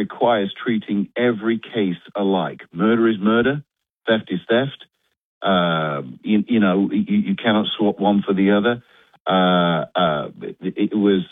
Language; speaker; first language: English; native; English